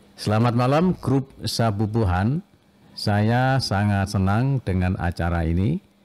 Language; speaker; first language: Indonesian; non-native, local second language; Banjar